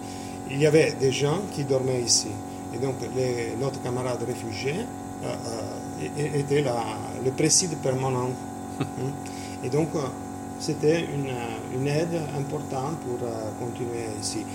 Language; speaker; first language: French; non-native, fluent; Italian